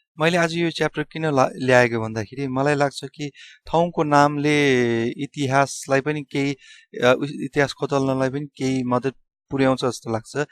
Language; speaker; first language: Nepali; non-native, local second language; Newari